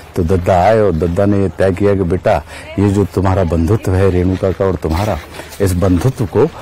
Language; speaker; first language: Hindi; native; Hindi